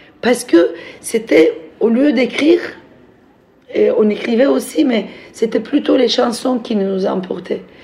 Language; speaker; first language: French; non-native, fluent; Turkish